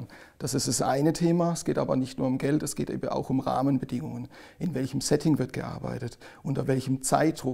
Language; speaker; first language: German; native; German